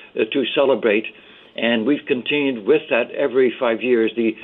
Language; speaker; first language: English; early bilingual, other home language; Dutch